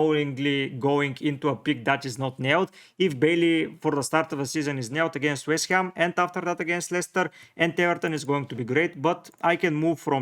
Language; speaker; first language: English; non-native, fluent; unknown